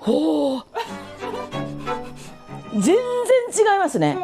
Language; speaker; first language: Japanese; non-native, fluent; Korean